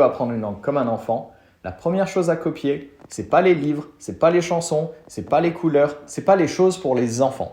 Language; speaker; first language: French; native; French